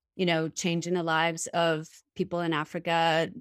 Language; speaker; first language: English; native; English